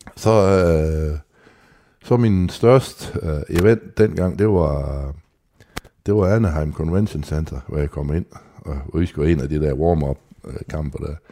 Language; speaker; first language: Danish; native; Danish